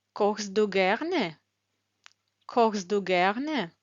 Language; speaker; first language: German; non-native, fluent; Ukrainian